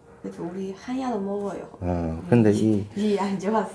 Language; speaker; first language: Korean; non-native, learner; Chinese